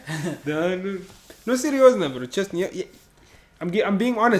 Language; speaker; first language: Russian; non-native, learner; English